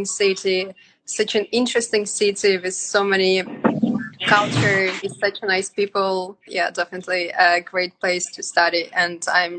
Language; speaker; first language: English; non-native, fluent; Yakut